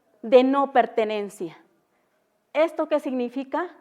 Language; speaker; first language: Spanish; non-native, local second language; Mixtepec Mixtec